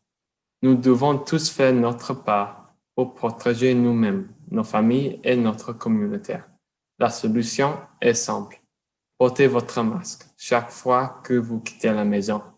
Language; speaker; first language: French; non-native, learner; English